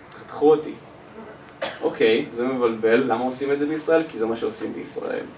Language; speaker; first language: Hebrew; early bilingual, other home language; Russian